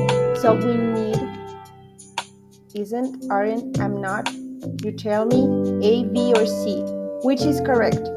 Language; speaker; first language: English; non-native, fluent; Spanish